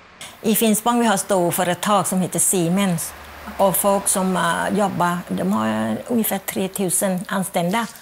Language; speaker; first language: Swedish; non-native, fluent; Thai